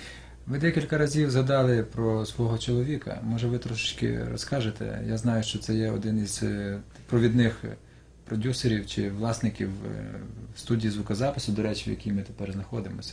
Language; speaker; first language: Ukrainian; native; Ukrainian